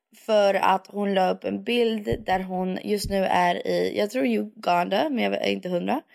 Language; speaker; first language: Swedish; early bilingual, heritage; Swedish